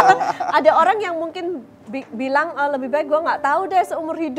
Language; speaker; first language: Indonesian; native; Indonesian